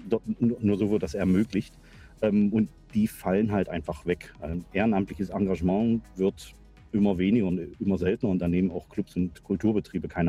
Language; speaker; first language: German; native; German